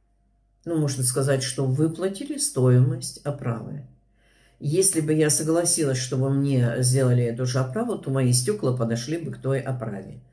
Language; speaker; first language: Russian; native; Russian